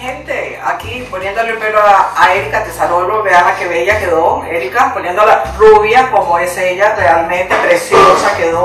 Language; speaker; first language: Spanish; native; Spanish